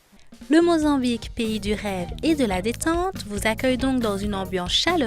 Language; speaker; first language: French; native; French